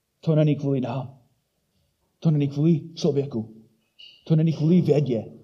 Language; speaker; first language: Czech; non-native, fluent; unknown